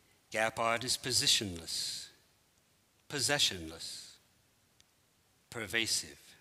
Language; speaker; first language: English; native; English